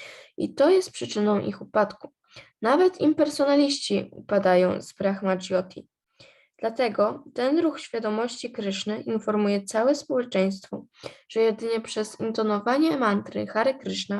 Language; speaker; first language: Polish; native; Polish